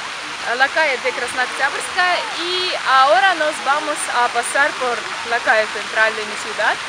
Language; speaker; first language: Spanish; non-native, fluent; Russian